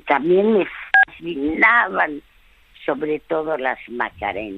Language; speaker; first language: Spanish; early bilingual, other home language; French